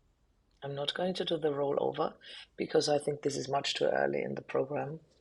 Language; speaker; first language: English; non-native, fluent; German